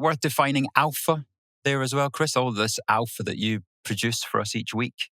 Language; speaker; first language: English; native; English